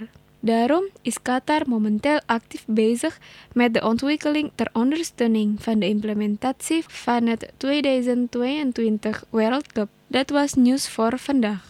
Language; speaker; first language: Dutch; non-native, learner; Indonesian